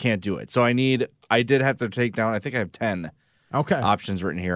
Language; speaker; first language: English; native; English